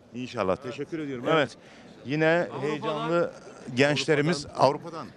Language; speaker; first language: Turkish; native; Turkish